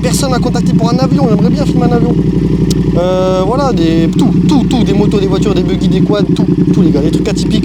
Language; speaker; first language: French; native; French